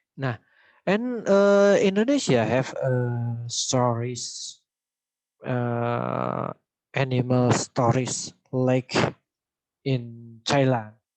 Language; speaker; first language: English; non-native, learner; Indonesian